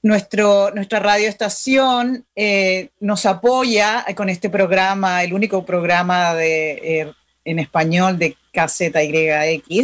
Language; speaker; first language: Spanish; native; Spanish